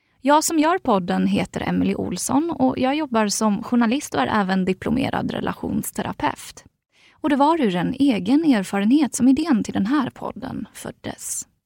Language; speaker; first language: Swedish; native; Swedish